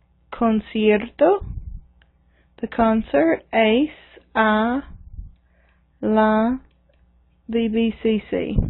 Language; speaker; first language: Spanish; non-native, fluent; English